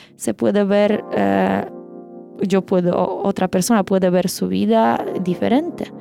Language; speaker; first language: Spanish; non-native, fluent; Polish